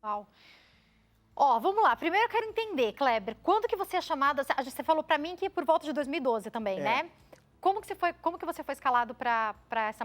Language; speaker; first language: Portuguese; native; Portuguese